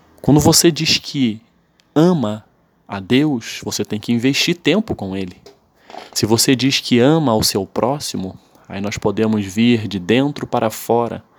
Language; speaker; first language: Portuguese; native; Portuguese